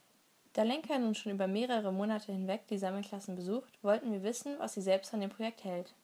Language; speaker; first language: German; native; German